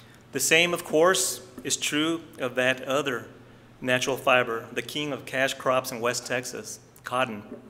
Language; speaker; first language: English; native; English